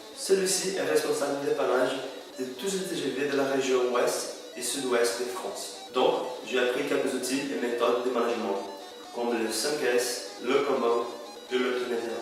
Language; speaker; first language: French; non-native, fluent; Portuguese